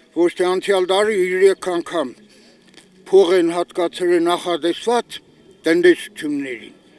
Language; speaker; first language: Armenian; native; Armenian